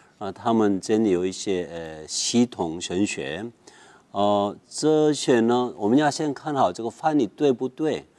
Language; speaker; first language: Chinese; non-native, fluent; Korean